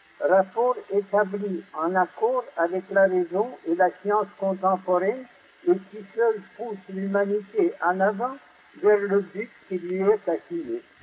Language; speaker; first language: French; non-native, fluent; Russian